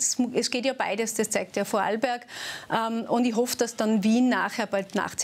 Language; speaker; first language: German; native; German